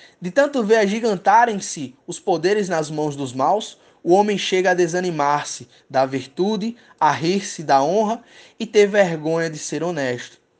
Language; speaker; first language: Portuguese; native; Portuguese